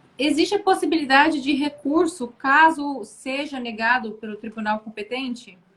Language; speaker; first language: Portuguese; native; Portuguese